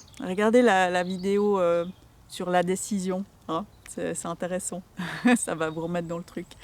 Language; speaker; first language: French; native; French